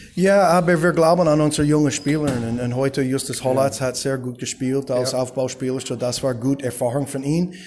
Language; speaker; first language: German; non-native, learner; English